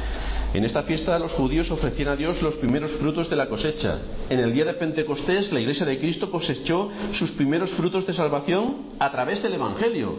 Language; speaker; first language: Spanish; native; Spanish